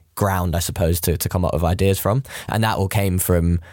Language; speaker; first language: English; native; English